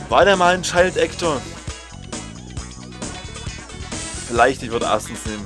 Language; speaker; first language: German; native; German